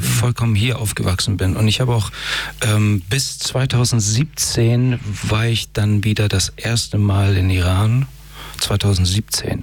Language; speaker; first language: German; early bilingual, other home language; Persian